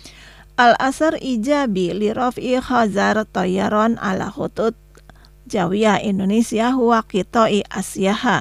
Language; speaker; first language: Arabic; non-native, fluent; Indonesian